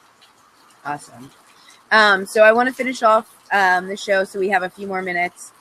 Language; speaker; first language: English; native; English